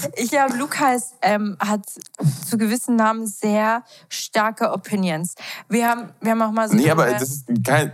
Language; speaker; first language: German; early bilingual, other home language; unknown